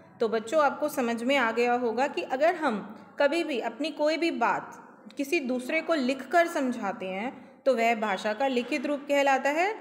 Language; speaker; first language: Hindi; native; Hindi